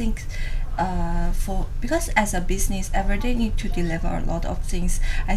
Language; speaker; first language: English; non-native, learner; Chinese